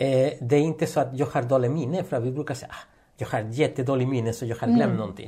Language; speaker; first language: Swedish; non-native, fluent; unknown